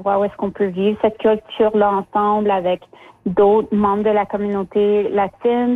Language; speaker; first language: French; early bilingual, other home language; Spanish